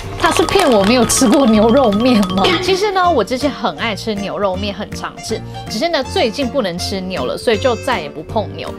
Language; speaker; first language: Chinese; native; Chinese